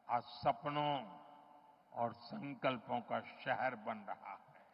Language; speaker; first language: Hindi; non-native, local second language; Gujarati